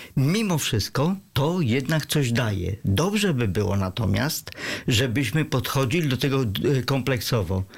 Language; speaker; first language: Polish; native; Polish